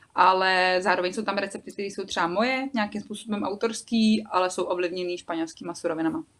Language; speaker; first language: Czech; native; Czech